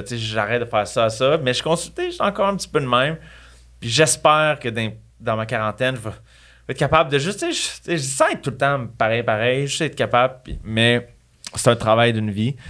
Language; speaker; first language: French; native; French